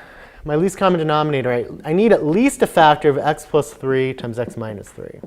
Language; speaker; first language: English; native; English